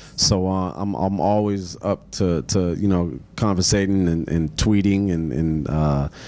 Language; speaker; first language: English; native; English